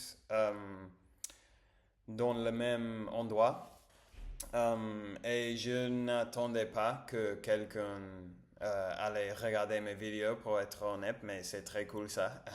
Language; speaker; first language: French; non-native, learner; Spanish